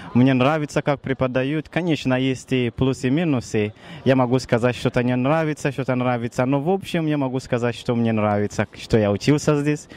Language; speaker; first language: Russian; non-native, fluent; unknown